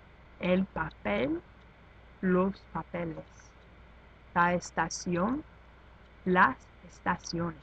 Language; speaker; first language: Spanish; non-native, fluent; English